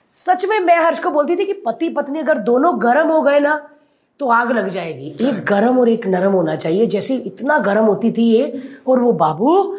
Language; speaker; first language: Hindi; native; Hindi